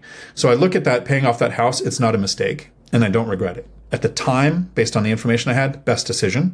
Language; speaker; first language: English; native; English